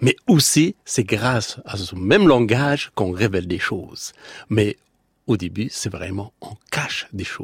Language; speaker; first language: French; non-native, fluent; Persian